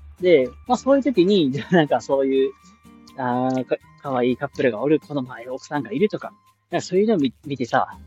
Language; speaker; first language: Japanese; native; Japanese